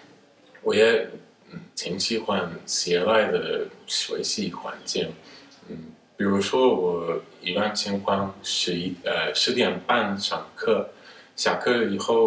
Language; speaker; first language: Chinese; non-native, fluent; English